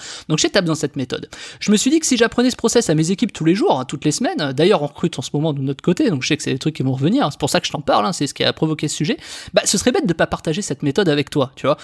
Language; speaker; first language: French; native; French